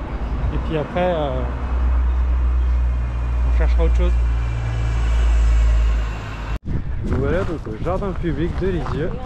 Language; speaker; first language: French; native; French